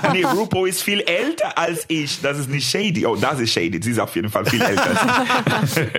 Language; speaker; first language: German; non-native, fluent; Portuguese